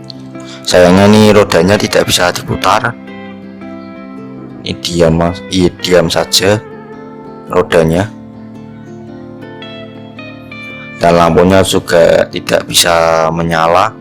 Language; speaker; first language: Indonesian; native; Indonesian